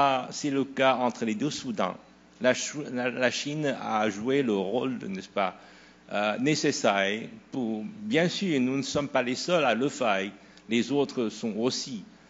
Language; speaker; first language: French; non-native, fluent; Chinese